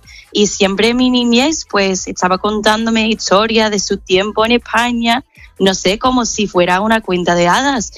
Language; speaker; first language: Spanish; non-native, fluent; English